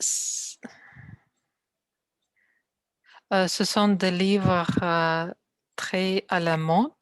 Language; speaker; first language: French; non-native, learner; Russian